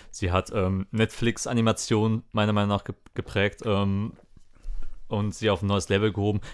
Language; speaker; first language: German; native; German